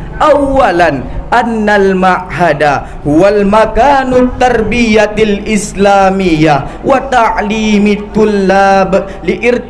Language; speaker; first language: Arabic; non-native, learner; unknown